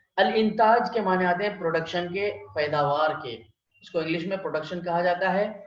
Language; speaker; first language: Urdu; native; Urdu